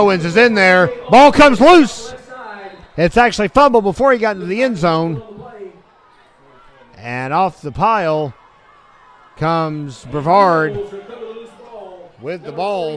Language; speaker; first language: English; native; English